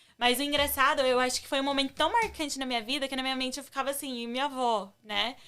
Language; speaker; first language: Portuguese; early bilingual, other home language; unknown